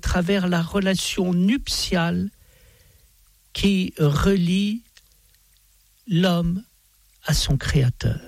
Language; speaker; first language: French; native; French